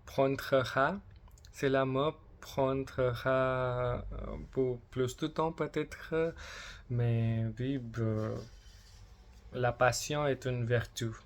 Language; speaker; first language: French; non-native, learner; English